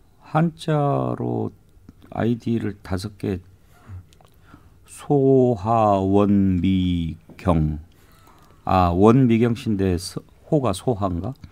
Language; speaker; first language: Korean; native; Korean